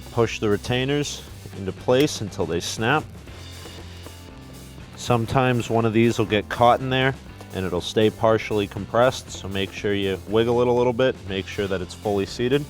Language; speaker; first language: English; native; English